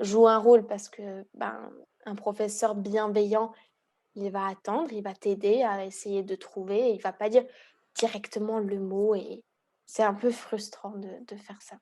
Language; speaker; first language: French; early bilingual, heritage; Hungarian